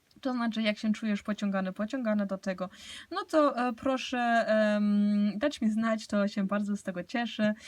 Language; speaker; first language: Polish; early bilingual, heritage; Polish